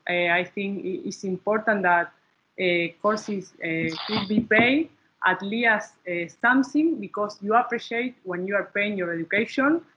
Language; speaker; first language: English; non-native, learner; Spanish